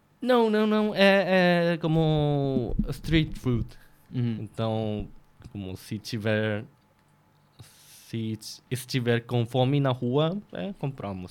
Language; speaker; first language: Portuguese; non-native, fluent; Korean